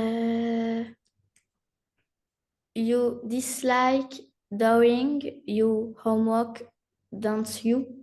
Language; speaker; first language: English; non-native, learner; French